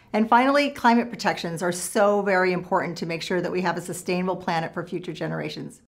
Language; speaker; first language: English; native; English